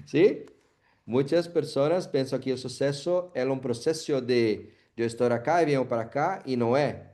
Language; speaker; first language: Spanish; non-native, learner; Portuguese